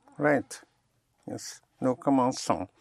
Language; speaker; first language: French; non-native, fluent; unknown